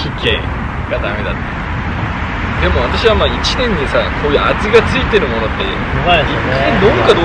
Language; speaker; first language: Japanese; non-native, fluent; Korean